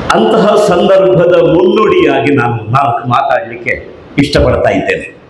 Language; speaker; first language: Kannada; native; Kannada